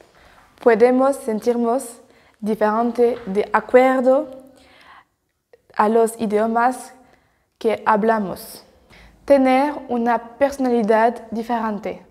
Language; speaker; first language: Spanish; non-native, learner; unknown